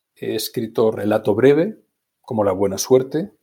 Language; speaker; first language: Spanish; native; Spanish